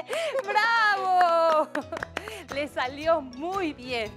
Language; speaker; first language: Spanish; native; Spanish